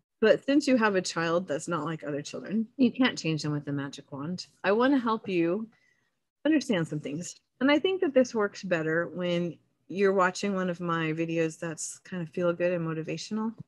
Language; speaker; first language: English; native; English